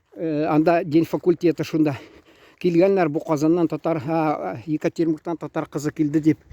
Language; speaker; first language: Tatar; native; Tatar